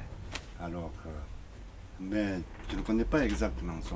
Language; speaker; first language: French; non-native, learner; Korean